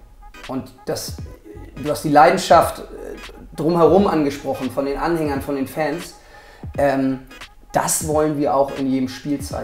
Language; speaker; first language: German; native; German